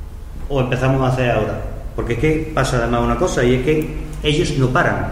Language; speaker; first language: Spanish; native; Spanish